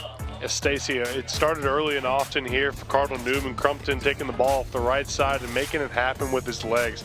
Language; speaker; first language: English; native; English